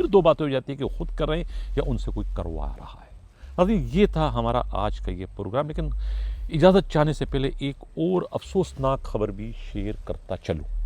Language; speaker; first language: Urdu; non-native, local second language; Pashto